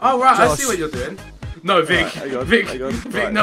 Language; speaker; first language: English; native; English